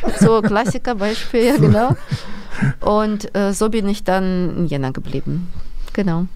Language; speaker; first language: German; non-native, fluent; Russian